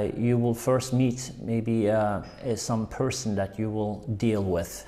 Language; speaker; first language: English; non-native, fluent; Turkish